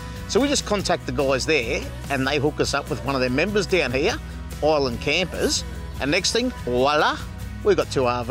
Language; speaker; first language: English; native; English